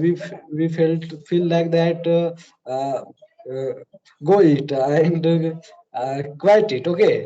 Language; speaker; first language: English; non-native, learner; Hindi